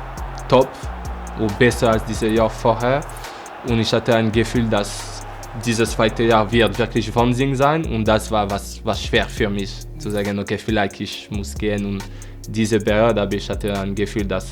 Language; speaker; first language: German; non-native, learner; French